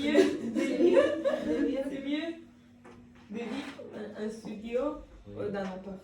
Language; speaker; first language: French; non-native, learner; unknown